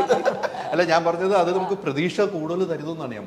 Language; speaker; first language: Malayalam; native; Malayalam